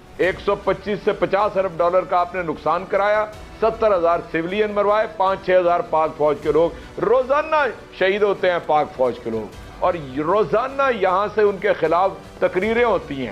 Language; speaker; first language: Urdu; native; Urdu